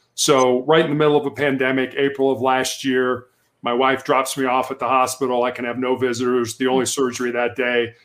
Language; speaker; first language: English; native; English